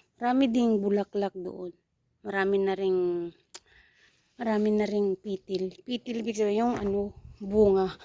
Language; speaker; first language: Filipino; native; Filipino